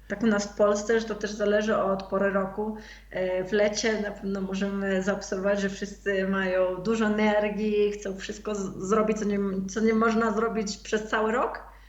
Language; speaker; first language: Polish; native; Polish